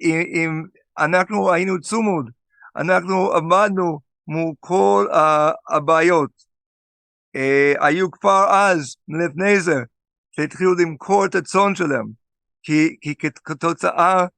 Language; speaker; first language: Hebrew; non-native, fluent; English